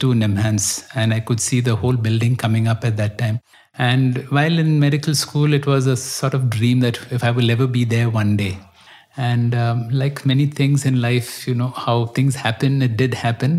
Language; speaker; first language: English; non-native, local second language; Kannada